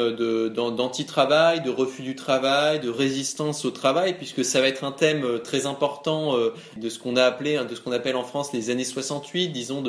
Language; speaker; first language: French; native; French